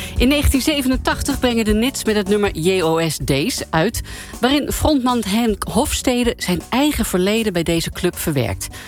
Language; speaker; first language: Dutch; native; Dutch